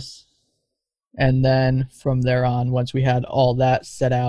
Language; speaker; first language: English; native; English